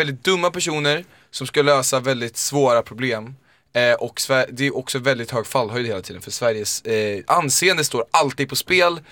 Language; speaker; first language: Swedish; native; Swedish